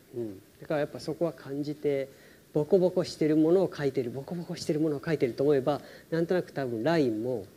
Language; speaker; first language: Japanese; native; Japanese